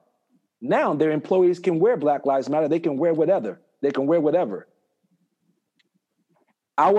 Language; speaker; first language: English; native; English